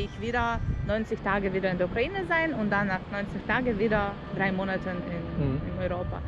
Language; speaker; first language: German; non-native, learner; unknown